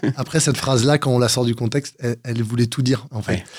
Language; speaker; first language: French; native; French